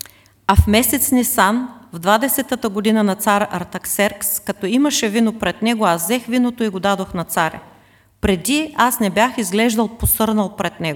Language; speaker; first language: Bulgarian; native; Bulgarian